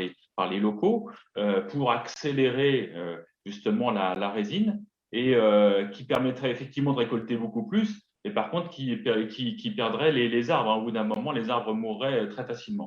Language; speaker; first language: French; native; French